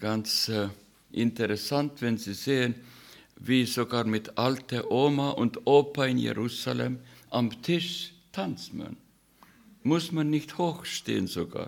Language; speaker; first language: German; non-native, fluent; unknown